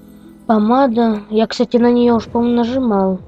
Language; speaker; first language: Russian; native; Russian